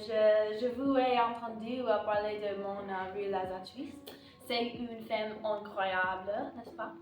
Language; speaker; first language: French; non-native, learner; English